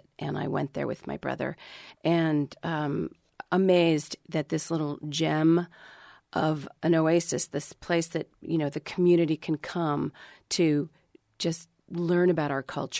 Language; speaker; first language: English; early bilingual, other home language; Spanish